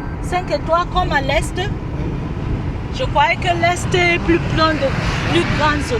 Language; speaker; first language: French; non-native, fluent; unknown